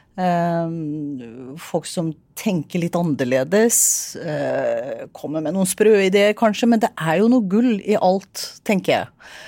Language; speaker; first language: Norwegian; native; Norwegian